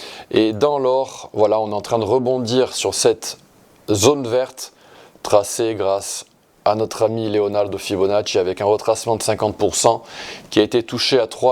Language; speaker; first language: French; native; French